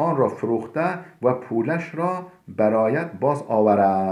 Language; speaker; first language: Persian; non-native, fluent; Turkish